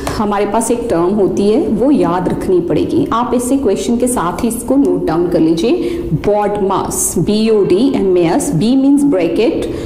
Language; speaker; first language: Hindi; non-native, local second language; Punjabi